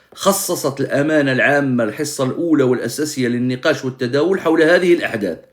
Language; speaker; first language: Arabic; native; Arabic